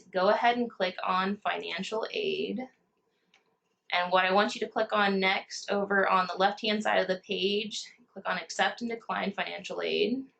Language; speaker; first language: English; native; English